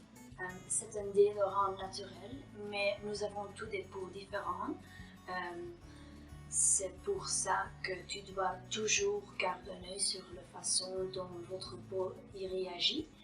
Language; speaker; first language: French; non-native, fluent; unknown